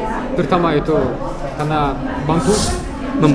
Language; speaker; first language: Indonesian; non-native, fluent; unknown